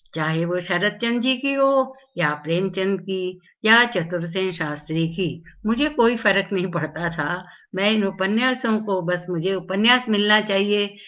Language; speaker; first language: Hindi; non-native, local second language; Tamil